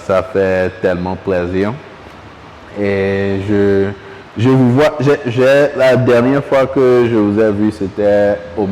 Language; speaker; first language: French; non-native, local second language; Ewe